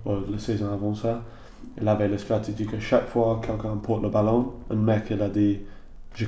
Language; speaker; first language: French; non-native, learner; English